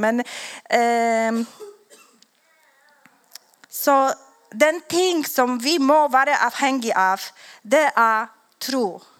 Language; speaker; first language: Swedish; non-native, learner; Polish